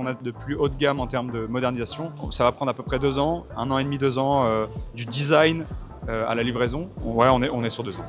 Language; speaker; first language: French; native; French